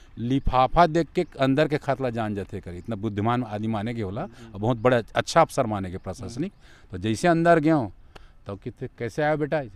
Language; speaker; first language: Hindi; native; Hindi